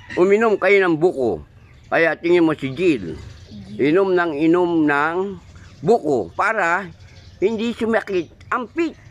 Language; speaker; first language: Filipino; non-native, local second language; Waray